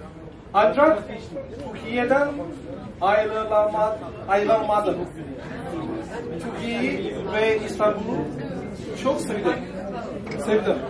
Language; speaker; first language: Turkish; non-native, learner; Chinese